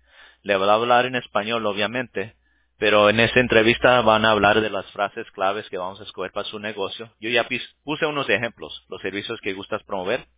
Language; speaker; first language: Spanish; early bilingual, heritage; English